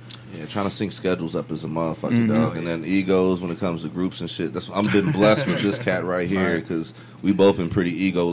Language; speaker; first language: English; native; English